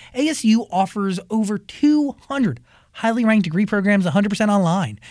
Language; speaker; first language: English; native; English